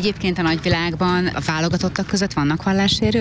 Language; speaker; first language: Hungarian; native; Hungarian